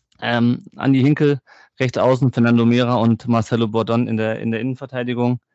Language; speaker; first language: German; native; German